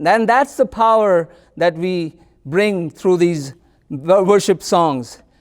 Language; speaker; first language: English; non-native, local second language; Malayalam